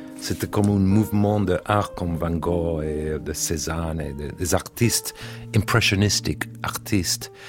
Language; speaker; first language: French; non-native, learner; English